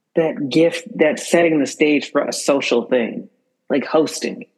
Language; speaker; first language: English; native; English